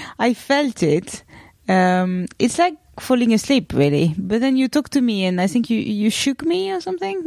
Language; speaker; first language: English; non-native, fluent; French